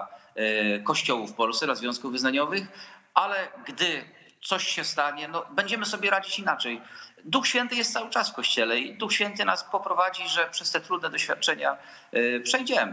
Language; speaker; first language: Polish; native; Polish